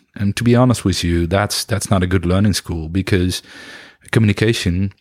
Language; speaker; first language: English; non-native, fluent; Dutch